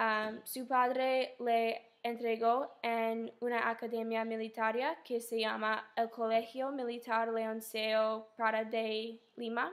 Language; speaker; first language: Spanish; non-native, fluent; English